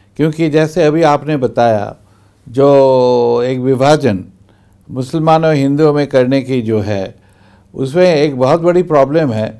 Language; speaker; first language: Hindi; non-native, local second language; Bangla